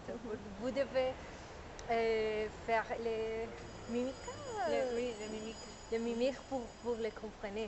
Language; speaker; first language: French; non-native, learner; Spanish